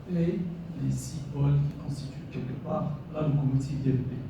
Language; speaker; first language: French; non-native, local second language; Arabic